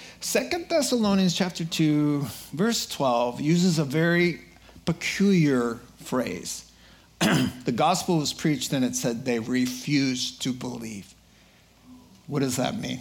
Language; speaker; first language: English; native; English